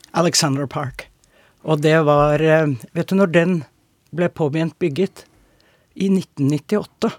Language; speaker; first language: Norwegian; native; Norwegian